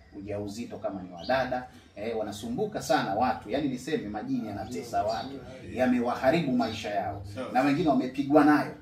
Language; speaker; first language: Swahili; native; Swahili